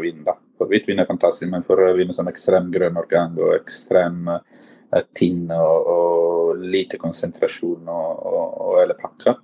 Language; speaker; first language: Norwegian; non-native, fluent; Italian